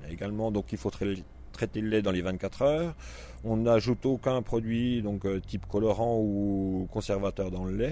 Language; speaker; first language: French; native; French